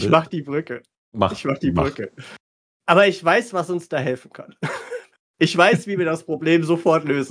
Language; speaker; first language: German; native; German